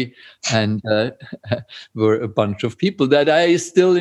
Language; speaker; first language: English; non-native, fluent; German